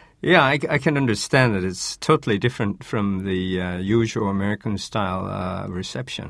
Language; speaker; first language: English; non-native, fluent; Japanese